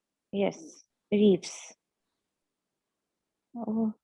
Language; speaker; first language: English; non-native, learner; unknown